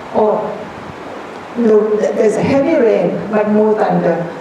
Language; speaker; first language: English; non-native, fluent; Thai